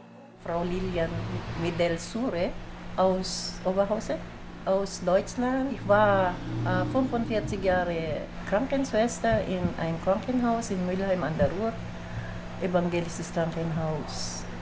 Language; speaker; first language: German; non-native, learner; Filipino